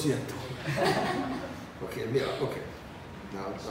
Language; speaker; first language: Spanish; non-native, learner; English